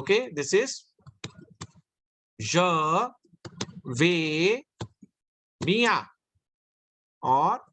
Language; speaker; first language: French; non-native, fluent; Hindi